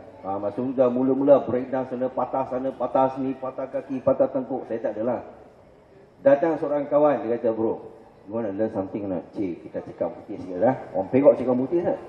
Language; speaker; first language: Malay; non-native, local second language; Min Nan Chinese